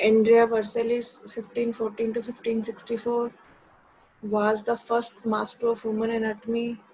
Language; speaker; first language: English; non-native, local second language; Hindi